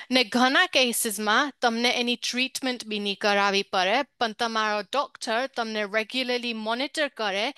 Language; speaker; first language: Gujarati; early bilingual, heritage; Gujarati